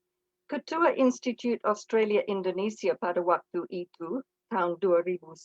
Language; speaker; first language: Indonesian; non-native, fluent; English